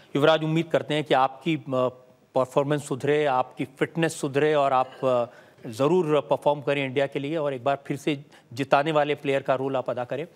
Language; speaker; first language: Hindi; native; Hindi